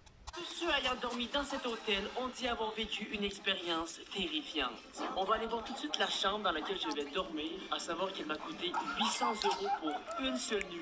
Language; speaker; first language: French; native; French